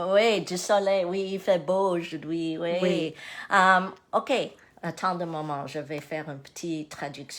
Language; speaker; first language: French; non-native, learner; English